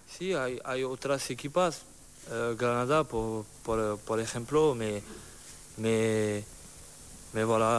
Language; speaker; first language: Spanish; non-native, learner; French